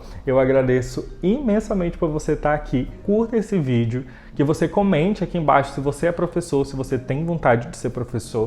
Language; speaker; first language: Portuguese; native; Portuguese